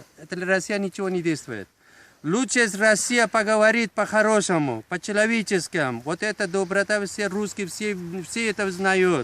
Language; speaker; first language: Russian; non-native, learner; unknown